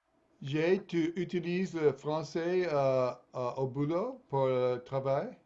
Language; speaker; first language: French; non-native, fluent; English